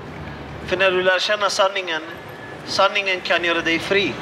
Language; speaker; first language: Swedish; non-native, fluent; Arabic